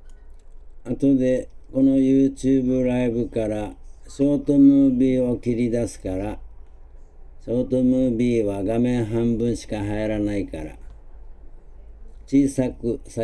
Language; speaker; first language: Japanese; native; Japanese